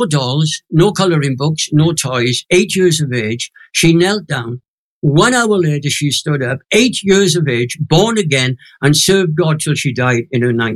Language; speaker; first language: English; native; English